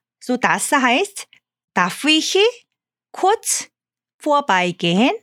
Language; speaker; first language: German; non-native, fluent; Korean